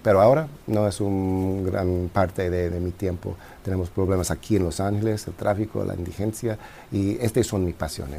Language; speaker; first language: Spanish; non-native, fluent; English